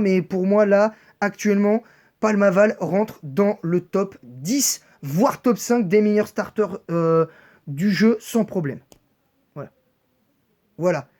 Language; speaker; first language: French; native; French